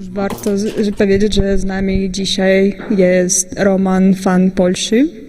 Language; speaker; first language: Polish; non-native, fluent; Russian